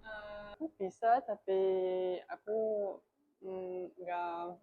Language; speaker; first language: Indonesian; non-native, learner; German